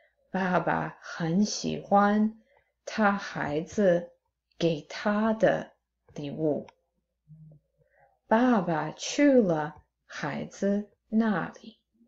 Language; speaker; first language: Chinese; non-native, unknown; English